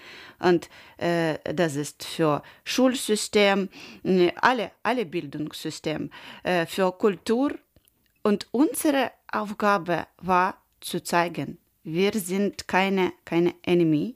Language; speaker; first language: German; non-native, learner; Ukrainian